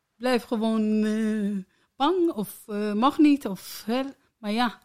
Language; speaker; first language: Dutch; non-native, learner; Arabic